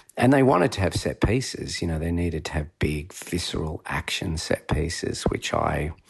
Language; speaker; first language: English; native; English